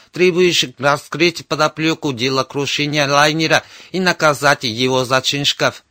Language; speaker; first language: Russian; non-native, fluent; Korean